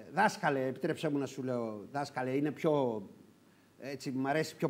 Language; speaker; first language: Greek; native; Greek